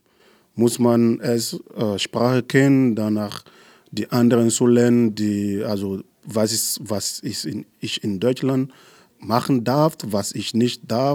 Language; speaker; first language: German; non-native, learner; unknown